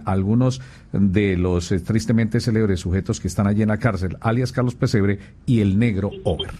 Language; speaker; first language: Spanish; native; Spanish